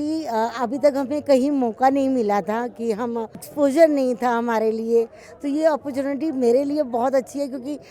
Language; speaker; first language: Hindi; native; Hindi